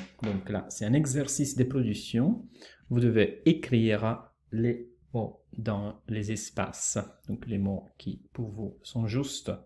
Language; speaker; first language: French; non-native, fluent; Italian